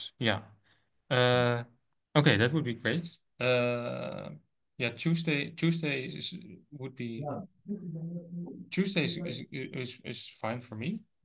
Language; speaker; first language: English; non-native, fluent; Dutch